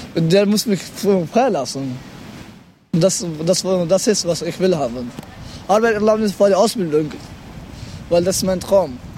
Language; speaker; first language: German; non-native, learner; Pashto